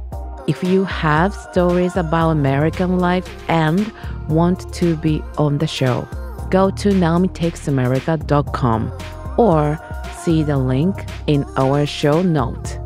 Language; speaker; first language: English; non-native, learner; Japanese